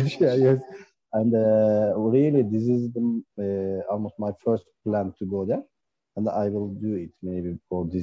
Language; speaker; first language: English; non-native, learner; Turkish